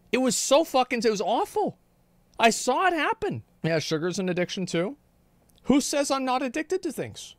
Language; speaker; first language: English; native; English